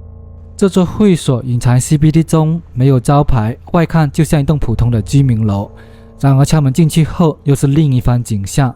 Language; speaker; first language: Chinese; native; Chinese